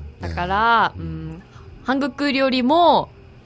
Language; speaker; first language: Korean; non-native, learner; Japanese